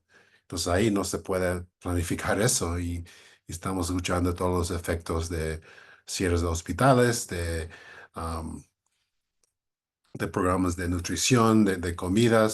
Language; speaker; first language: Spanish; non-native, fluent; English